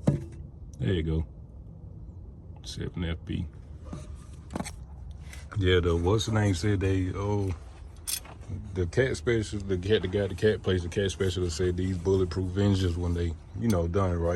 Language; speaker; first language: English; native; English